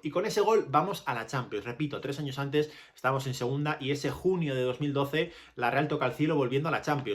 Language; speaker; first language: Spanish; native; Spanish